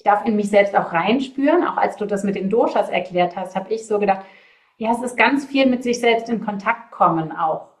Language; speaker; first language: German; native; German